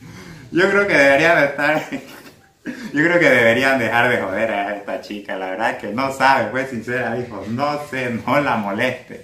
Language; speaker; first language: Spanish; native; Spanish